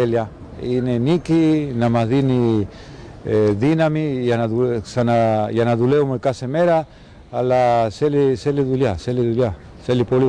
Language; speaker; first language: Greek; non-native, learner; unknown